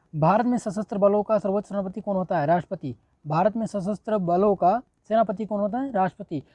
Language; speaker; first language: Hindi; native; Hindi